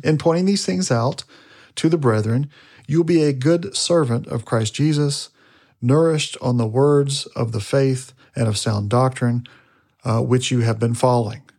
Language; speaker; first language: English; native; English